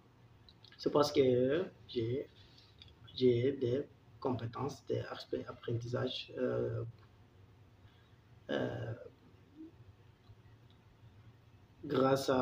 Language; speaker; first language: French; non-native, learner; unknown